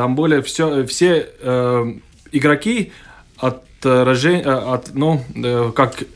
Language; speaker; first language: Russian; non-native, local second language; Latvian